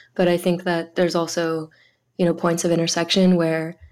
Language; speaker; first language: English; early bilingual, other home language; French